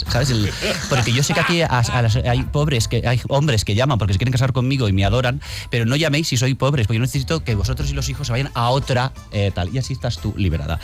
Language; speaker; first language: Spanish; native; Spanish